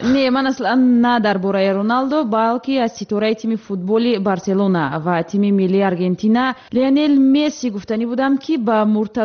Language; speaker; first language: Tajik; native; Tajik